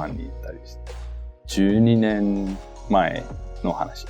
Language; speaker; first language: Japanese; non-native, fluent; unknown